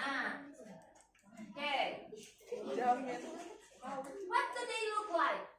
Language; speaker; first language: English; non-native, learner; Indonesian